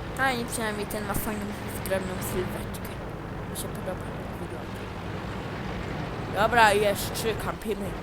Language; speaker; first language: Polish; native; Polish